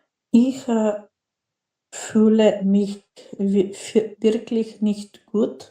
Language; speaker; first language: German; non-native, learner; Macedonian